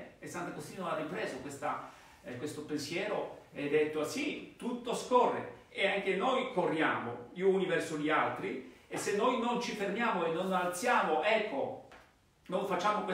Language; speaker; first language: Italian; non-native, fluent; Polish